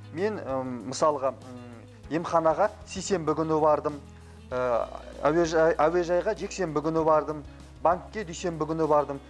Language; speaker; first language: Kazakh; native; Kazakh